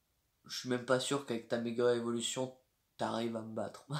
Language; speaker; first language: French; native; French